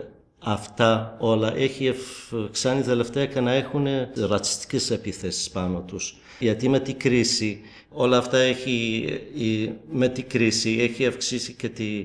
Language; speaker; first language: Greek; non-native, fluent; Kurdish